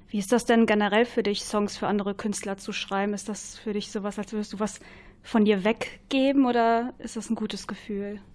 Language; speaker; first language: German; native; German